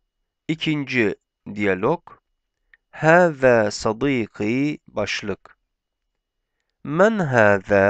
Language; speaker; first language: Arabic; non-native, fluent; Turkish